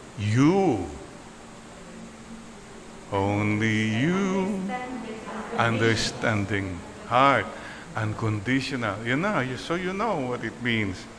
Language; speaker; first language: English; non-native, local second language; Filipino